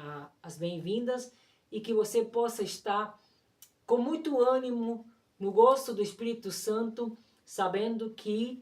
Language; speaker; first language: Portuguese; non-native, fluent; Spanish